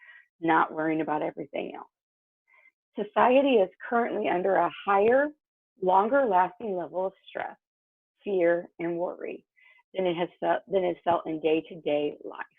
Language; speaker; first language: English; native; English